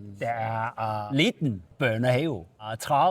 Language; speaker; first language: Danish; non-native, learner; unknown